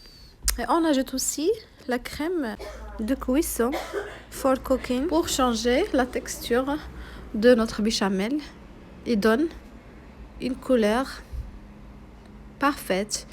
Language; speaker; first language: French; non-native, local second language; Arabic